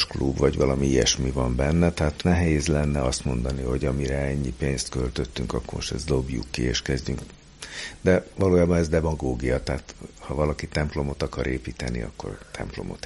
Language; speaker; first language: Hungarian; native; Hungarian